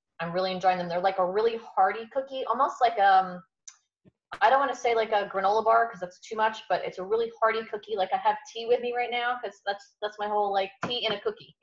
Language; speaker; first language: English; native; English